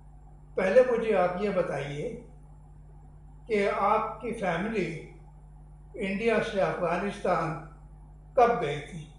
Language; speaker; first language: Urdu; non-native, fluent; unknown